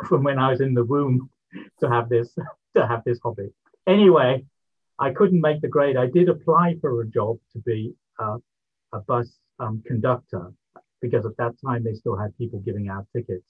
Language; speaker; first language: English; native; English